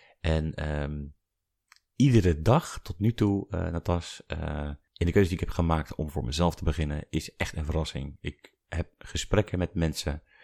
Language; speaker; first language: Dutch; native; Dutch